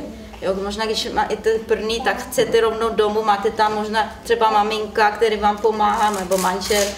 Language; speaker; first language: Czech; non-native, learner; German